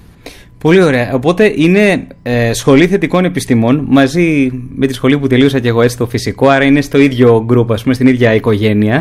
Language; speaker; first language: Greek; native; Greek